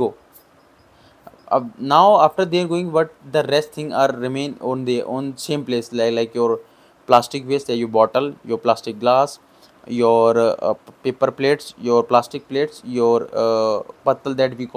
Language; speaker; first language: English; non-native, local second language; Hindi